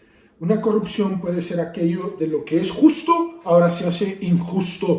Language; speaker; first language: Spanish; native; Spanish